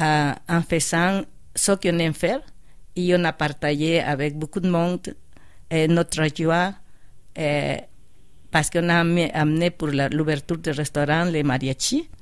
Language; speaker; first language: French; non-native, fluent; Spanish